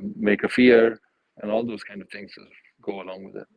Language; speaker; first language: English; non-native, local second language; Urdu